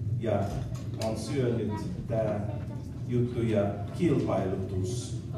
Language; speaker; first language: Finnish; non-native, learner; English